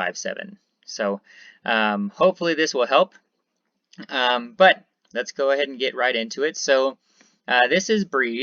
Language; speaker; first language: English; native; English